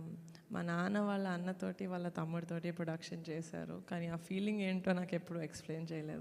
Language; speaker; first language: Telugu; native; Telugu